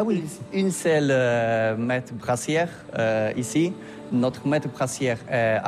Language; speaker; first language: French; non-native, learner; Polish